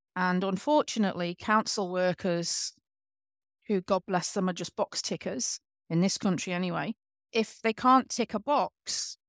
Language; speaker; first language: English; native; English